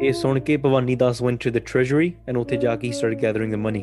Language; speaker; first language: English; early bilingual, other home language; Punjabi